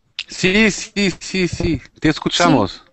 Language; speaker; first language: Spanish; non-native, learner; Arabic